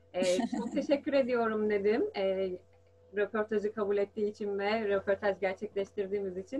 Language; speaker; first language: Turkish; native; Turkish